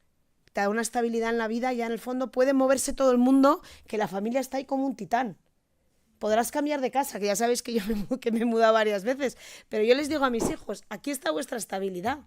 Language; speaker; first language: Spanish; native; Spanish